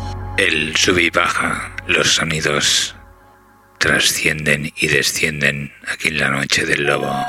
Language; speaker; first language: Spanish; native; Spanish